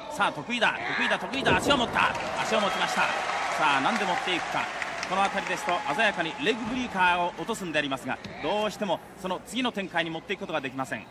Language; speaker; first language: Japanese; native; Japanese